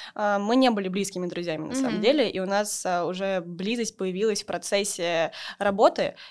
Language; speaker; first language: Russian; native; Russian